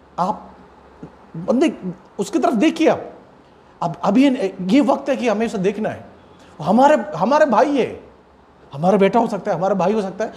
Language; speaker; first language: Hindi; non-native, local second language; Malayalam